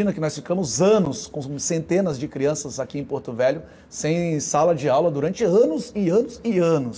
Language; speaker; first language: Portuguese; native; Portuguese